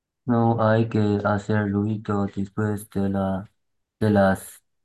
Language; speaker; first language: Spanish; non-native, learner; Chinese